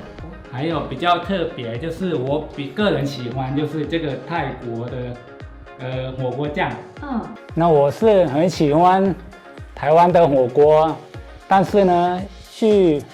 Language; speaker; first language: Chinese; non-native, fluent; Thai